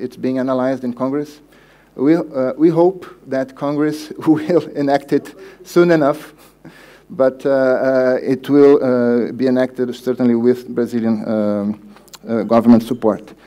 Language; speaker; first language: English; non-native, fluent; Portuguese